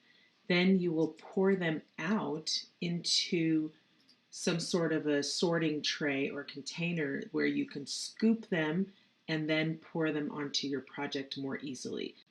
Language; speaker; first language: English; native; English